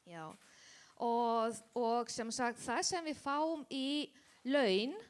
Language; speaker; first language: Icelandic; non-native, learner; Spanish